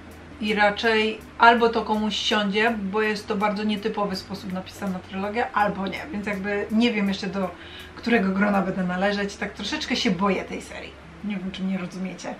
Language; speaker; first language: Polish; native; Polish